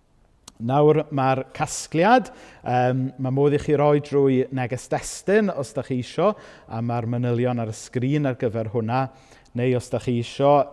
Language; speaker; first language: Welsh; native; Welsh